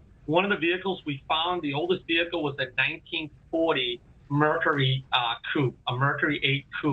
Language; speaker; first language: English; native; English